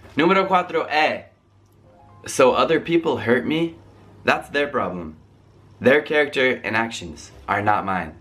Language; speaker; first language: English; native; English